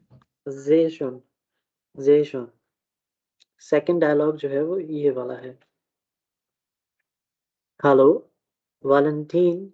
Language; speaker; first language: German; non-native, fluent; Urdu